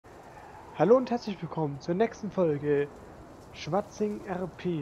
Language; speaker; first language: German; native; German